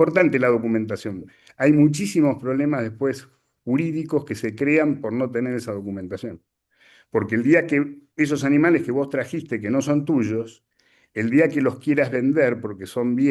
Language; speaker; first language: Spanish; native; Spanish